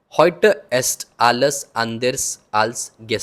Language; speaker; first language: German; non-native, learner; Hindi